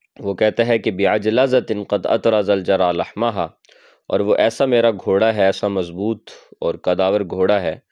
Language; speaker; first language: Urdu; non-native, local second language; Punjabi